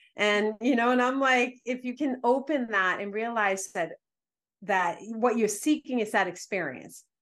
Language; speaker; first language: English; early bilingual, other home language; Spanish